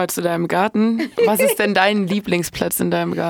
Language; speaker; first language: German; native; German